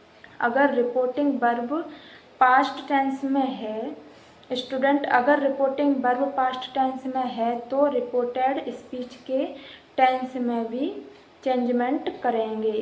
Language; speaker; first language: Hindi; native; Hindi